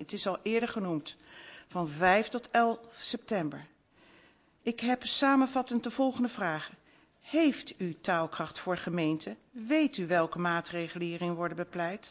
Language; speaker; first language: Dutch; native; Dutch